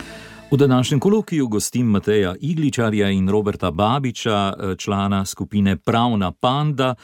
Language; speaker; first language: Slovenian; native; Slovenian